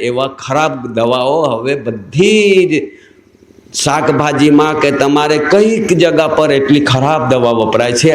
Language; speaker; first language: Gujarati; non-native, local second language; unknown